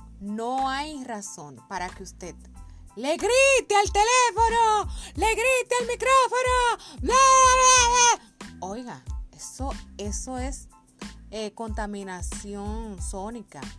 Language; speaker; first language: Spanish; native; Spanish